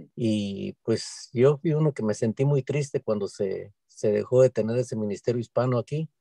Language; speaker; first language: Spanish; native; Spanish